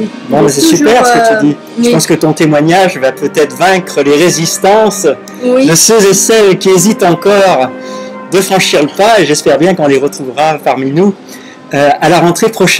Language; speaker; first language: French; native; French